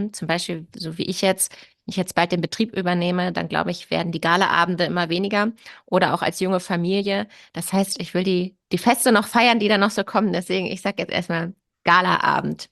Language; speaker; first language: German; native; German